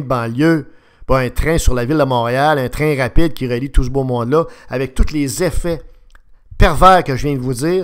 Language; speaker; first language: French; native; French